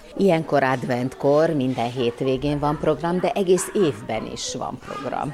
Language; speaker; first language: Hungarian; native; Hungarian